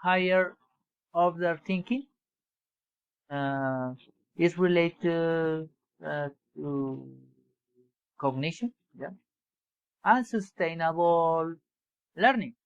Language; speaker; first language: English; non-native, learner; Spanish